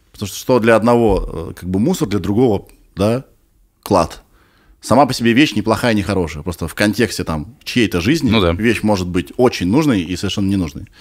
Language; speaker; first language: Russian; native; Russian